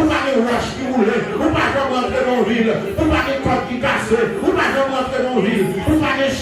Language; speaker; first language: French; non-native, local second language; Haitian Creole